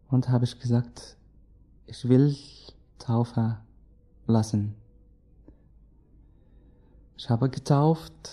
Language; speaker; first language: German; non-native, learner; Arabic